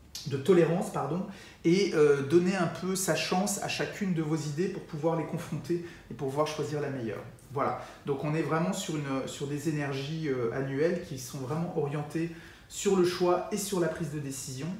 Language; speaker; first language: French; native; French